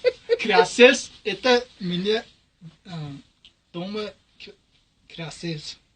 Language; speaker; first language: Russian; non-native, learner; Tajik